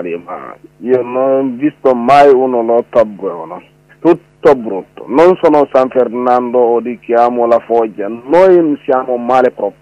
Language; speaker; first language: Italian; non-native, learner; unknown